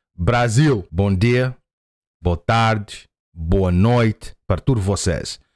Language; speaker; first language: Portuguese; non-native, learner; English